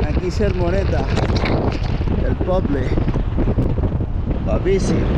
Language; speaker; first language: Catalan; native; Catalan